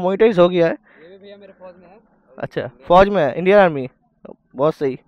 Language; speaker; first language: Hindi; non-native, local second language; Bangla